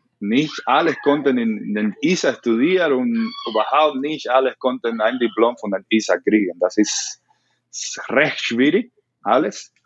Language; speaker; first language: German; non-native, learner; Spanish